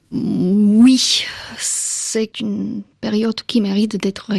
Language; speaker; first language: French; non-native, fluent; Slovak